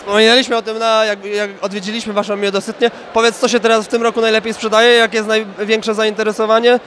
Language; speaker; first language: Polish; native; Polish